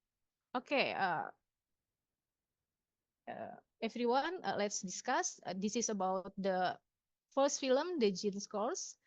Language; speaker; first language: English; non-native, local second language; Indonesian